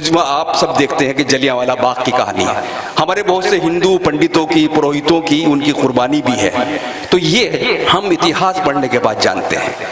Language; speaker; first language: Urdu; native; Urdu